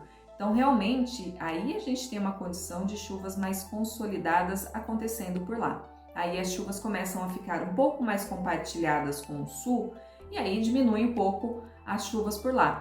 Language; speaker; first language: Portuguese; native; Portuguese